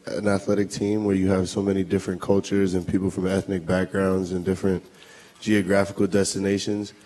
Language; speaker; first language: English; native; English